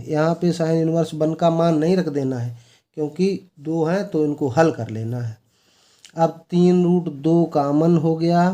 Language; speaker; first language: Hindi; native; Hindi